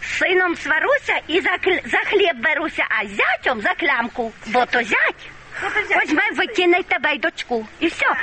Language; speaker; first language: Ukrainian; native; Ukrainian